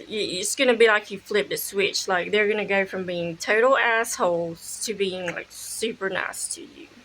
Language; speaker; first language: English; native; English